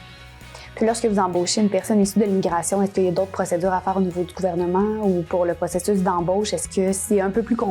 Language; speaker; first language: French; native; French